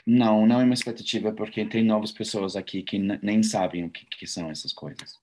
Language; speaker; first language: Portuguese; non-native, learner; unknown